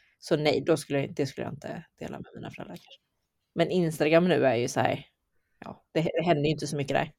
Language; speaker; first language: Swedish; early bilingual, other home language; Chinese